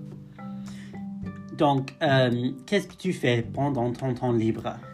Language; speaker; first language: French; non-native, fluent; English